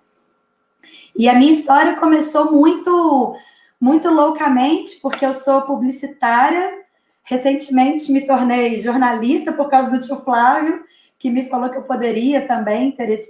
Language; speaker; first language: Portuguese; native; Portuguese